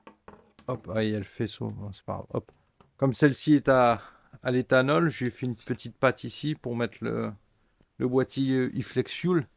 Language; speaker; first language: French; native; French